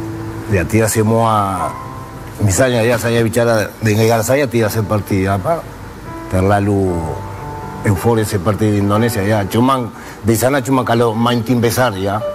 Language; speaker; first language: Indonesian; non-native, fluent; Spanish